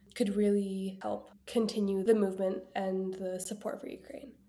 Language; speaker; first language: English; early bilingual, other home language; Ukrainian